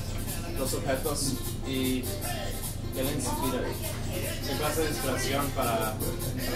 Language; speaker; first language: Spanish; early bilingual, other home language; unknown